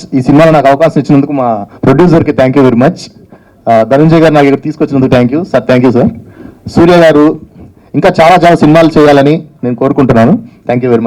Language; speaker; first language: Telugu; native; Telugu